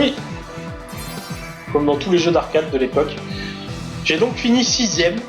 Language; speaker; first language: French; native; French